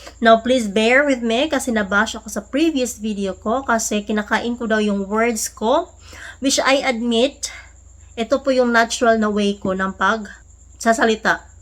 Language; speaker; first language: Filipino; non-native, local second language; Cebuano